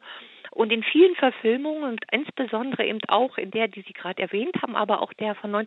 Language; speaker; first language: German; native; German